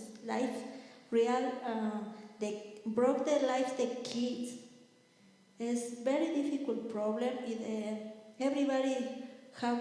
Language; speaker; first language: English; non-native, learner; Spanish